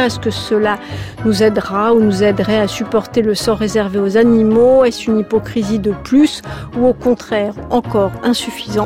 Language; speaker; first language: French; native; French